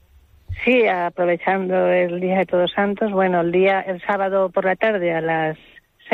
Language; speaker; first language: Spanish; native; Spanish